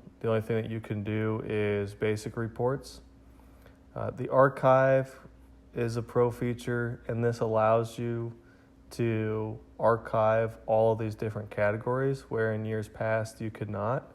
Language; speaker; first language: English; native; English